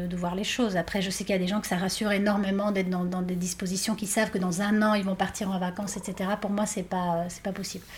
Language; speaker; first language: French; non-native, fluent; Spanish